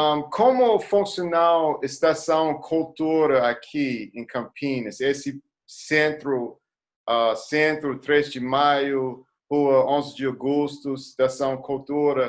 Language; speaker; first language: Portuguese; non-native, learner; English